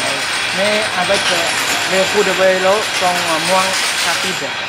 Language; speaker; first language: French; non-native, fluent; Khmer